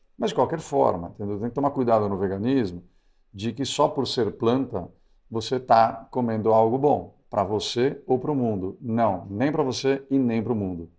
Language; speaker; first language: Portuguese; early bilingual, other home language; Spanish